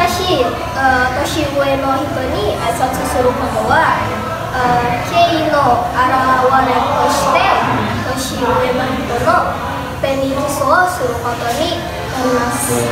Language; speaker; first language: Japanese; non-native, learner; Indonesian